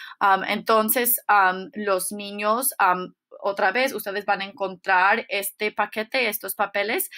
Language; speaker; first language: Spanish; non-native, fluent; English